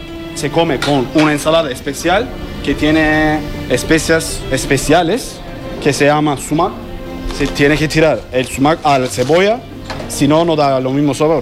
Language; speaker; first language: Spanish; non-native, learner; Turkish